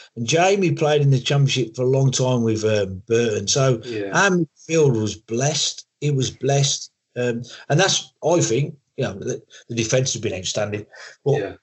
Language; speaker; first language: English; native; English